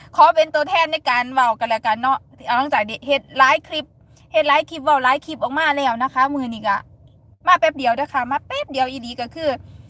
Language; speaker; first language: Thai; native; Thai